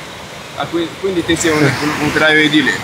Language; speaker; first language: Italian; native; Italian